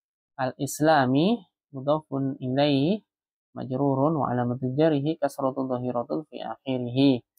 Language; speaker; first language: Arabic; non-native, fluent; Indonesian